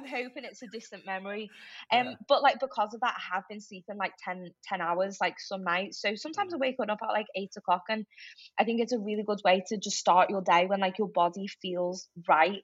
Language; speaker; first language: English; native; English